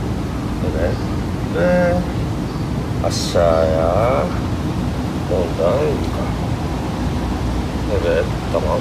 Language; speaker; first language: Turkish; non-native, learner; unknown